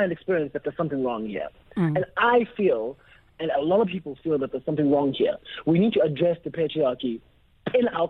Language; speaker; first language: English; non-native, local second language; Xhosa